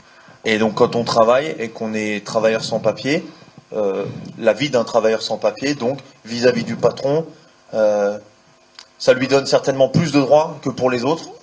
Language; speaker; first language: French; native; French